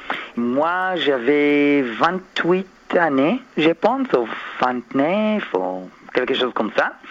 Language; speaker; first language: French; non-native, learner; Hebrew